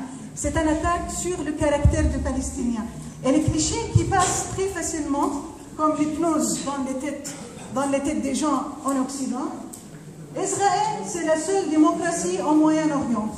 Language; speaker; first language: French; non-native, fluent; Arabic